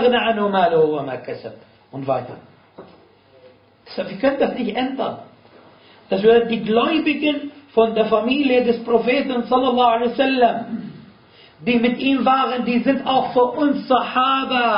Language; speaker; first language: German; non-native, fluent; Arabic